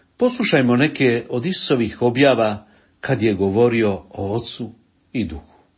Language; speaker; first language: Croatian; native; Croatian